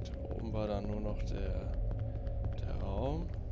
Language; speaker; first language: German; native; German